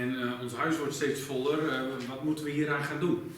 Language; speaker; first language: Dutch; native; Dutch